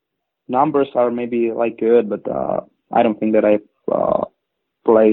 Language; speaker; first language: English; non-native, fluent; Czech